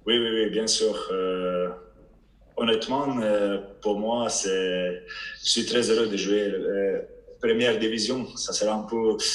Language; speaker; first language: French; non-native, fluent; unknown